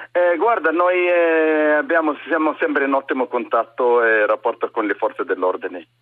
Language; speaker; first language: Italian; non-native, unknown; Arabic